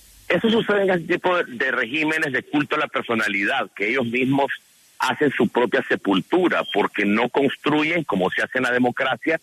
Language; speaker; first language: Spanish; native; Spanish